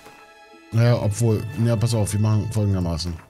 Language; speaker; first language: German; native; German